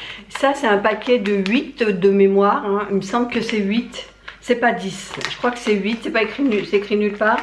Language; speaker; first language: French; native; French